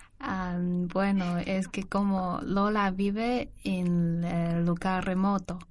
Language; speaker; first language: Spanish; non-native, learner; Chinese